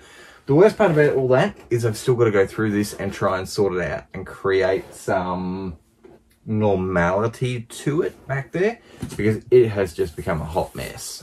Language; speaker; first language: English; native; English